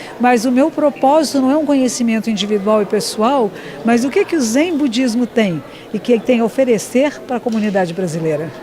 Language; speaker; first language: Portuguese; native; Portuguese